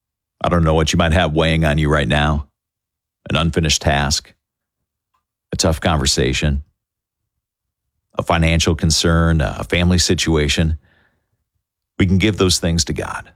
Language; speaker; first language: English; native; English